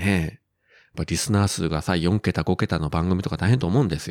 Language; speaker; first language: Japanese; native; Japanese